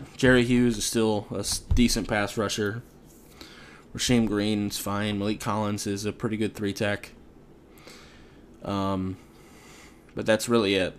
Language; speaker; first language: English; native; English